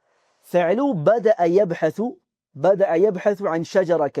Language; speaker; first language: Arabic; non-native, fluent; Urdu